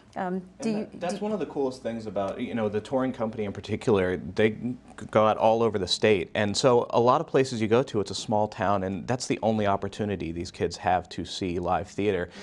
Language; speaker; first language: English; native; English